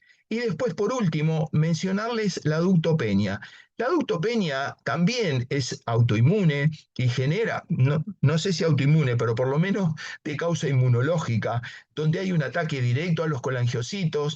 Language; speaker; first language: Spanish; native; Spanish